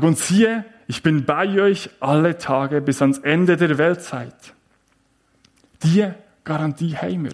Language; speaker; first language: German; native; German